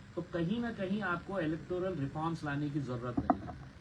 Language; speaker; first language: Hindi; non-native, local second language; Marathi